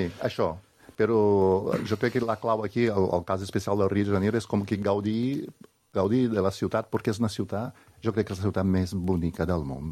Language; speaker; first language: Catalan; non-native, fluent; Portuguese